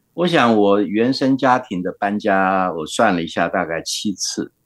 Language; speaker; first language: Chinese; non-native, local second language; Hakka Chinese